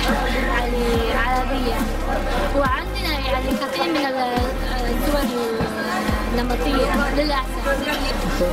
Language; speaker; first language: Arabic; non-native, learner; Japanese